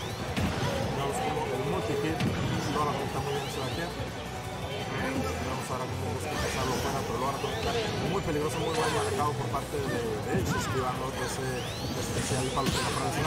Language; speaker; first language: Spanish; native; Spanish